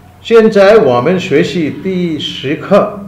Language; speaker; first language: Chinese; non-native, fluent; Bangla